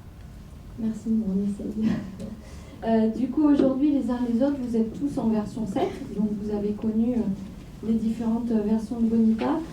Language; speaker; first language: French; native; French